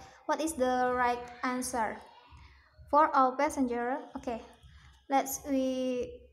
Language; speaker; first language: English; non-native, learner; Minangkabau